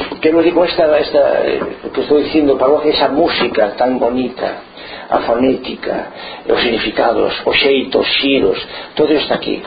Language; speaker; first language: Galician; non-native, local second language; Spanish